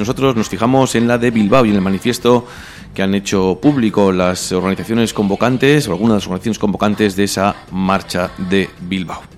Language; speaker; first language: Spanish; native; Spanish